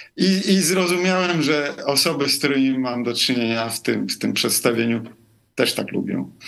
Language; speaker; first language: Polish; early bilingual, other home language; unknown